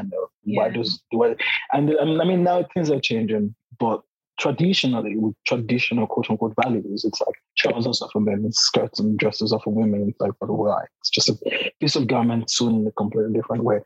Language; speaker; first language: English; non-native, local second language; Yoruba